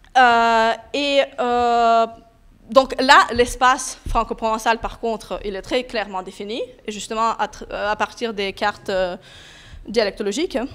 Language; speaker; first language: French; non-native, fluent; Russian